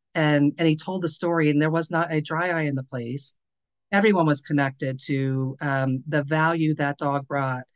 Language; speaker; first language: English; native; English